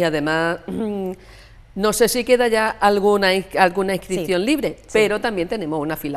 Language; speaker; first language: Spanish; native; Spanish